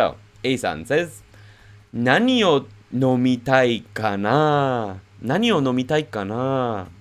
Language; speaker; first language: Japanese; non-native, fluent; English